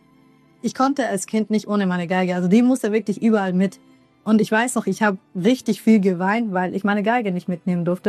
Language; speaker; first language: German; early bilingual, other home language; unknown